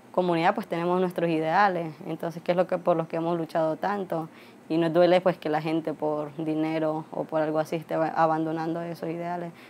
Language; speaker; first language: Spanish; native; Spanish